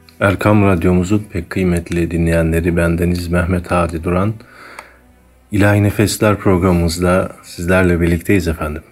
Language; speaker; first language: Turkish; native; Turkish